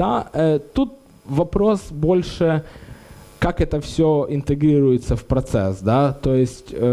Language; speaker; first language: Russian; native; Russian